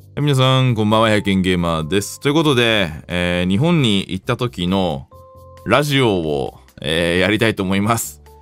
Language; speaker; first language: Japanese; native; Japanese